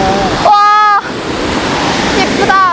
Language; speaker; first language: Korean; non-native, learner; Vietnamese